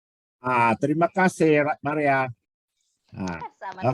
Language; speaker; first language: Indonesian; non-native, local second language; Chinese